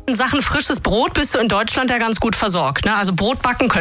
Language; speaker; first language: German; native; German